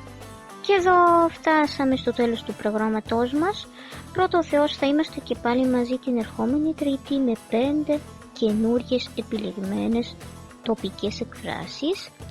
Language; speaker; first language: Greek; non-native, fluent; Arabic